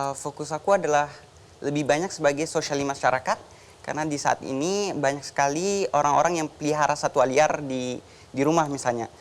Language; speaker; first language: Indonesian; native; Indonesian